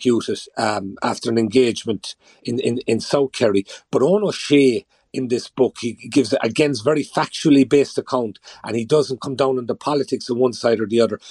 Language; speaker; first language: English; native; English